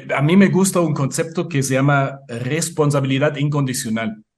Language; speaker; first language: Spanish; non-native, fluent; German